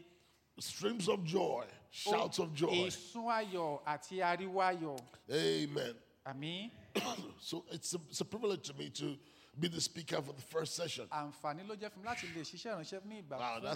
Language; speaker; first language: English; non-native, local second language; Igbo